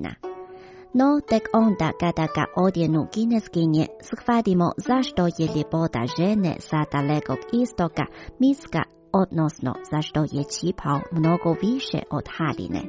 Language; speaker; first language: Croatian; non-native, fluent; Chinese